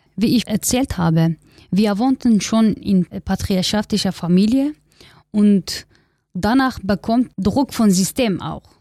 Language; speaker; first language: German; non-native, learner; Kurdish